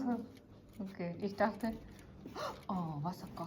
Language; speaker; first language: German; non-native, fluent; Urdu